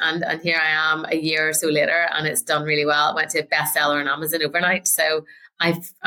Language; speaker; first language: English; native; English